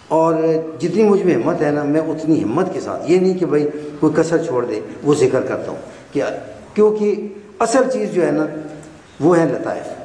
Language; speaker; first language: Urdu; non-native, local second language; Punjabi